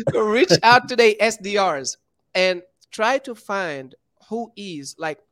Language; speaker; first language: English; non-native, fluent; Wolof